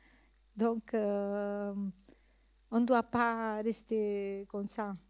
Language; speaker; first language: French; non-native, learner; Italian